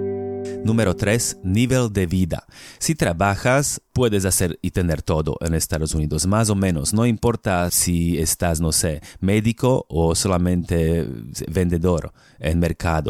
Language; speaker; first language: Spanish; non-native, fluent; Slovak